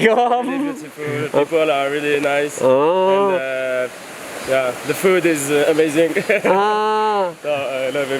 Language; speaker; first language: English; non-native, fluent; French